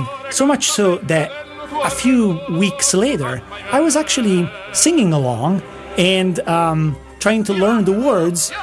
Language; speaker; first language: English; non-native, fluent; Italian